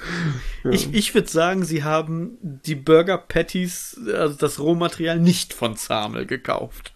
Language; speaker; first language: German; native; German